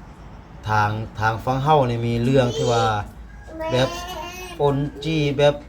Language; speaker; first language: Thai; non-native, local second language; Lao